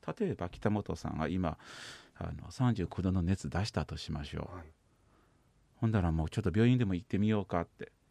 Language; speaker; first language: Japanese; non-native, fluent; Chinese